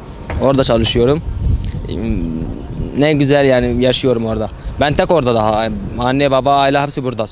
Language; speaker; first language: Turkish; non-native, learner; Arabic